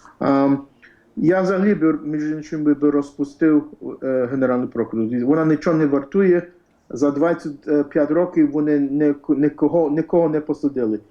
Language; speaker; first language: Ukrainian; early bilingual, heritage; English